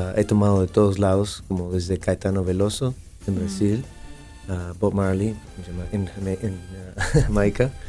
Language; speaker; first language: Spanish; native; Spanish